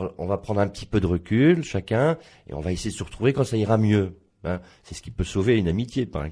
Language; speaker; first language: French; native; French